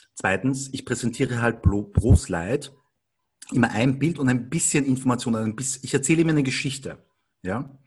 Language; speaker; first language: German; native; German